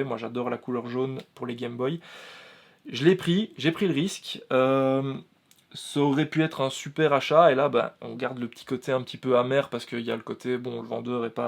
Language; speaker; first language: French; native; French